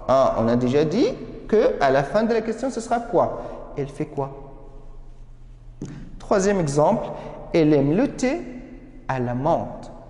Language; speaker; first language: French; non-native, fluent; Arabic